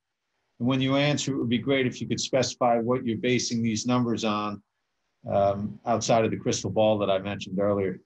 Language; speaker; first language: English; native; English